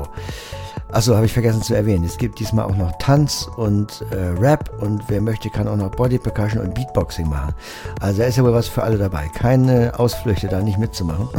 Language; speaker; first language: German; native; German